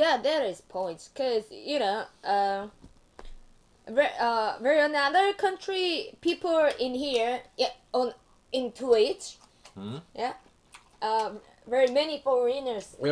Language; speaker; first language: English; non-native, learner; Korean